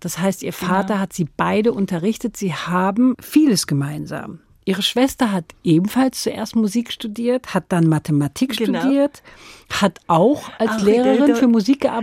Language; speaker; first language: German; native; German